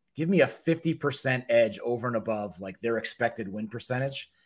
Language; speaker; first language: English; native; English